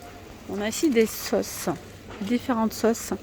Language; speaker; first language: French; native; French